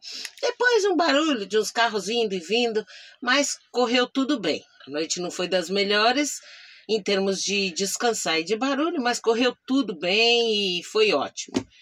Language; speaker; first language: Portuguese; native; Portuguese